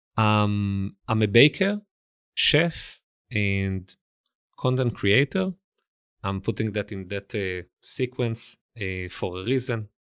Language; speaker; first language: English; non-native, fluent; Hebrew